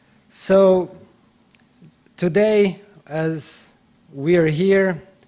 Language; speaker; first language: English; non-native, fluent; Ukrainian